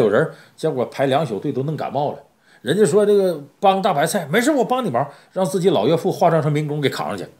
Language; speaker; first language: Chinese; native; Chinese